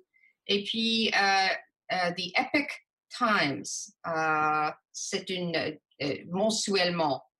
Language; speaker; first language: French; non-native, local second language; English